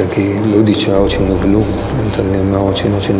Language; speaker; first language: Russian; early bilingual, heritage; Russian